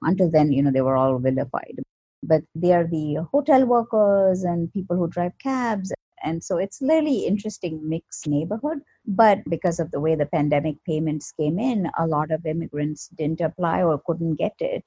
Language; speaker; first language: English; non-native, local second language; Malayalam